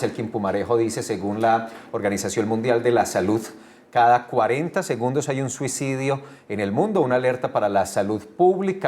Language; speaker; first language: Spanish; native; Spanish